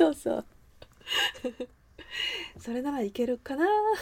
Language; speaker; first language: Japanese; native; Japanese